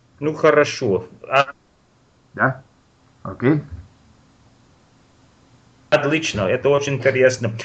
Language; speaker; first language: Russian; non-native, learner; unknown